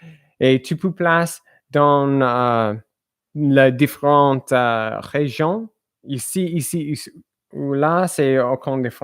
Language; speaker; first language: French; non-native, learner; English